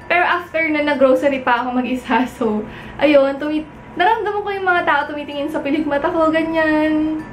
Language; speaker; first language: Filipino; native; Filipino